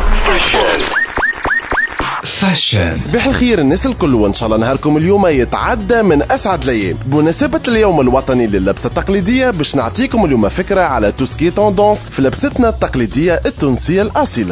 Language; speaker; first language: Arabic; native; Arabic